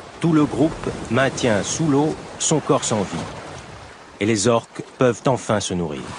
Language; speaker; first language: French; native; French